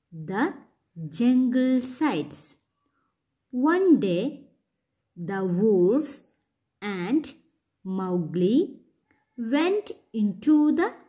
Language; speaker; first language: English; non-native, local second language; Malayalam